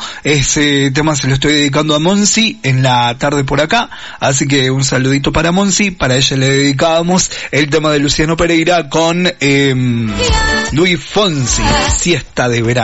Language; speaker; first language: Spanish; native; Spanish